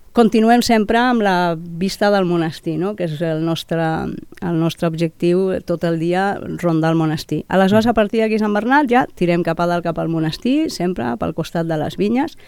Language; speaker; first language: Catalan; native; Catalan